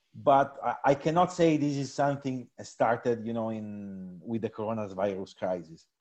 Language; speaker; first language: English; non-native, fluent; Italian